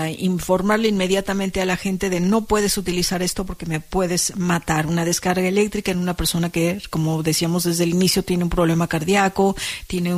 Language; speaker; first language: Spanish; native; Spanish